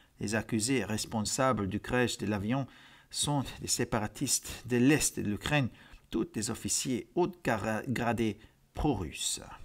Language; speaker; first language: French; non-native, fluent; Hungarian